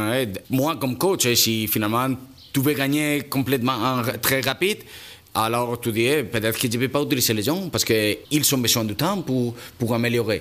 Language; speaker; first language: French; non-native, fluent; Spanish